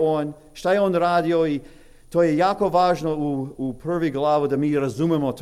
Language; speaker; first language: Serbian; early bilingual, heritage; English